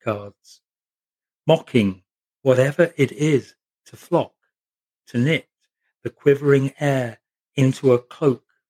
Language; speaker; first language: English; native; English